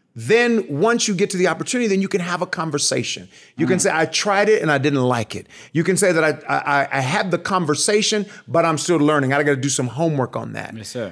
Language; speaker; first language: English; native; English